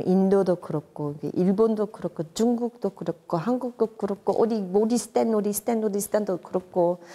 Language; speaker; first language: Korean; non-native, fluent; English